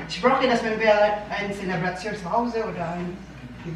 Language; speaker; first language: German; non-native, learner; Filipino